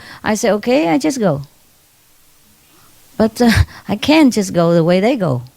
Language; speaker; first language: English; non-native, fluent; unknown